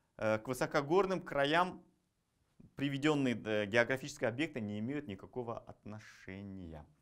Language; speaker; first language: Russian; non-native, local second language; Kazakh